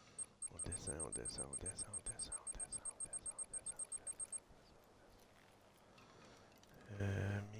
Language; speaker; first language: French; native; French